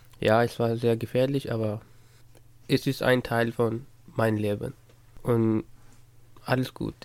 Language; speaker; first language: German; non-native, learner; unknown